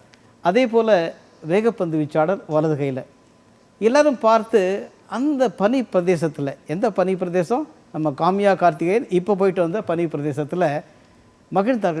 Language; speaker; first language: Tamil; native; Tamil